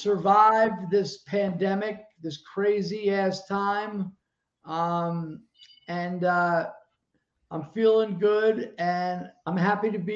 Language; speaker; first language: English; native; English